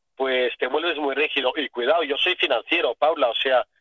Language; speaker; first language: Spanish; native; Spanish